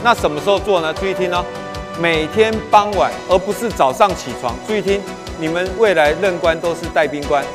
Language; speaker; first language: Chinese; native; Chinese